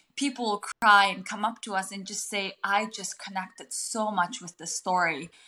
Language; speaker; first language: English; non-native, fluent; Mongolian